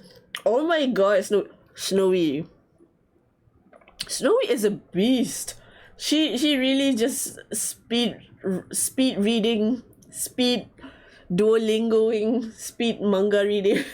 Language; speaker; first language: English; non-native, learner; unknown